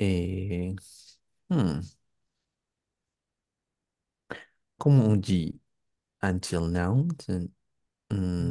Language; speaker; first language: French; non-native, learner; Spanish